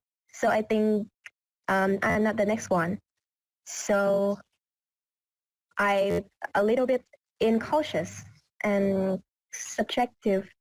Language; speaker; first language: English; non-native, learner; Vietnamese